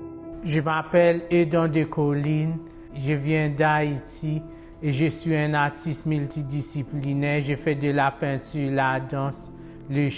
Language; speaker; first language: French; non-native, local second language; Haitian Creole